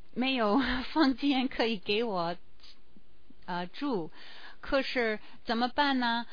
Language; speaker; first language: Chinese; non-native, learner; English